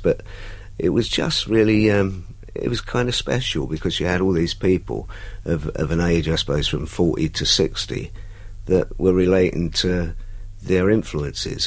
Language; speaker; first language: English; native; English